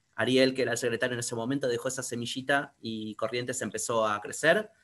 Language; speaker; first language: Spanish; native; Spanish